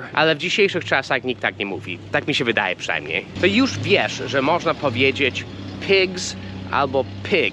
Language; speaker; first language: Polish; non-native, fluent; English